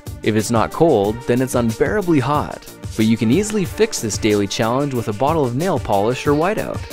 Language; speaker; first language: English; native; English